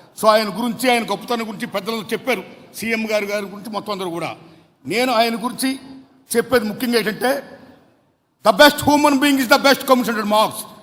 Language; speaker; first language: Telugu; native; Telugu